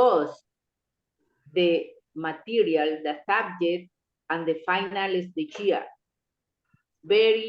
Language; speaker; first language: English; non-native, local second language; Spanish